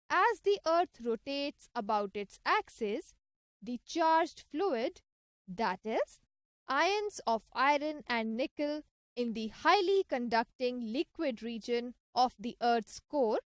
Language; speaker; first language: English; non-native, local second language; Punjabi